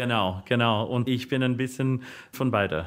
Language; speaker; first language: German; non-native, learner; English